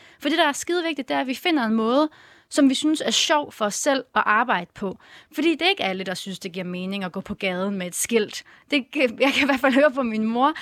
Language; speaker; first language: Danish; native; Danish